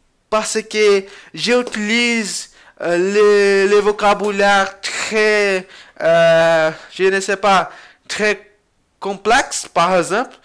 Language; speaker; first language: French; non-native, learner; Portuguese